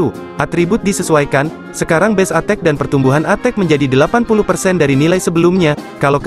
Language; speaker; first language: Indonesian; native; Indonesian